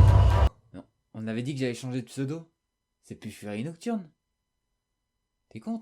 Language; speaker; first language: French; native; French